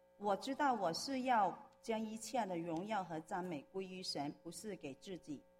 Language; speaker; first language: Chinese; non-native, local second language; Cantonese